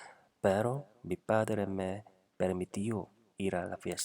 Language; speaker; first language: Spanish; non-native, fluent; Korean